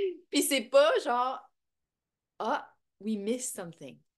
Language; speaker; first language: French; native; French